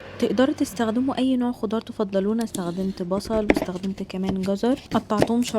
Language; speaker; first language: Arabic; native; Arabic